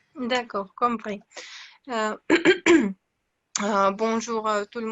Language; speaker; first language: French; non-native, learner; Russian